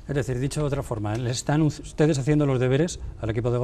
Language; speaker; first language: Spanish; native; Spanish